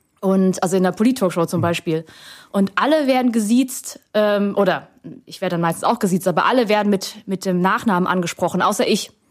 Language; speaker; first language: German; early bilingual, other home language; Vietnamese